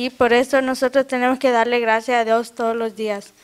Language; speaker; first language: Spanish; early bilingual, other home language; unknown